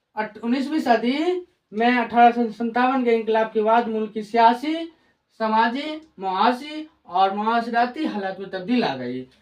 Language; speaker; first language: Hindi; native; Hindi